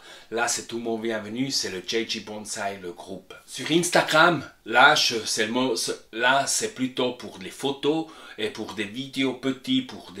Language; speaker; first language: French; non-native, fluent; Spanish